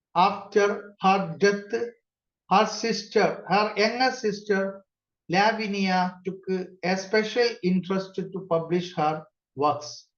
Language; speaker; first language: English; non-native, local second language; Malayalam